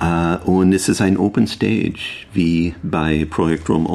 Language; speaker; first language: German; non-native, learner; English